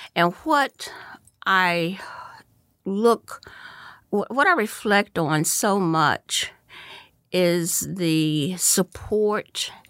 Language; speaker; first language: English; native; English